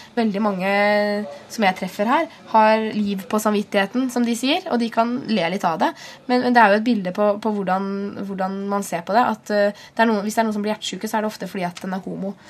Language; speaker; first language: Norwegian; native; Norwegian